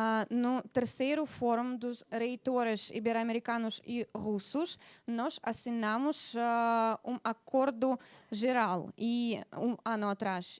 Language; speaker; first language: Portuguese; non-native, fluent; Russian